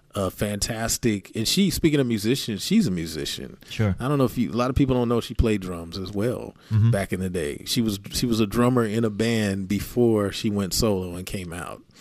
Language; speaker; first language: English; native; English